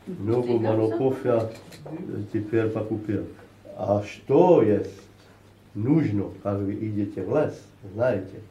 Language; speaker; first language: Russian; non-native, learner; Czech